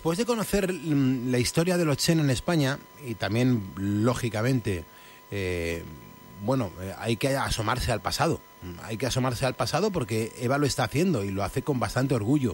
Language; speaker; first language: Spanish; native; Spanish